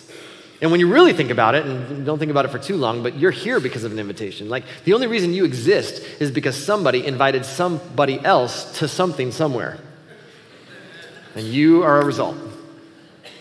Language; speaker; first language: English; native; English